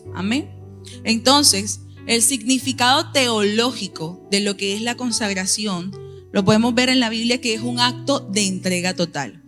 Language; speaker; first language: Spanish; native; Spanish